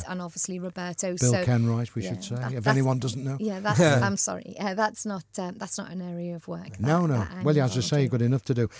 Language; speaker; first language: English; native; English